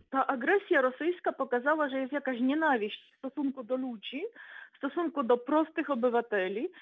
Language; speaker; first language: Polish; native; Polish